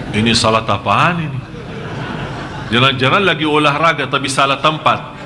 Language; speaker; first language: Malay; non-native, fluent; Arabic